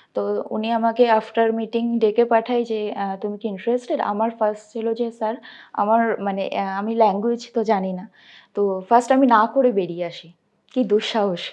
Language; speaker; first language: Bangla; native; Bangla